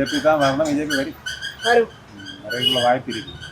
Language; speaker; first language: Tamil; non-native, local second language; Malayalam